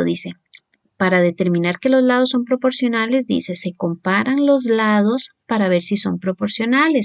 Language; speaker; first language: Spanish; native; Spanish